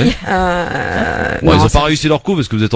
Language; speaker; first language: French; native; French